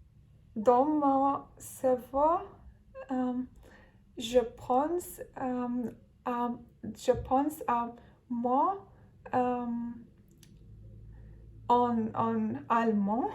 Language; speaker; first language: French; non-native, learner; Turkish